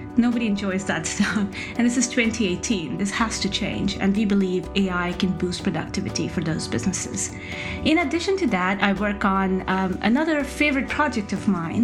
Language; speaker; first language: English; non-native, local second language; Hindi